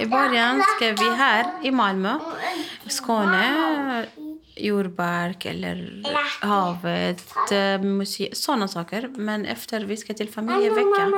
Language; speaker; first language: Swedish; non-native, learner; Arabic